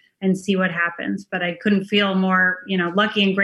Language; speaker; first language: English; native; English